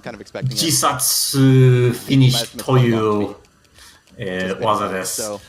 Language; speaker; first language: Japanese; non-native, learner; English